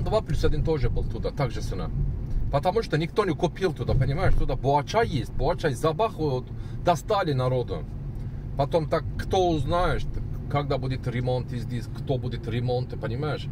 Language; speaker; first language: Russian; non-native, learner; Turkish